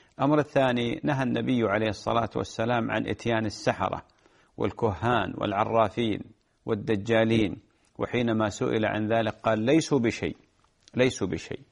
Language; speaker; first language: Arabic; native; Arabic